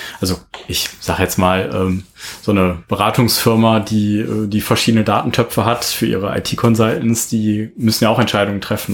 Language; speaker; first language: German; native; German